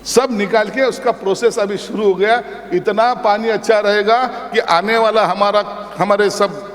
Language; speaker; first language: Hindi; non-native, local second language; Marathi